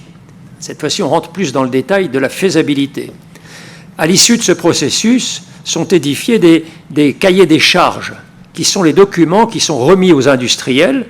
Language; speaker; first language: French; native; French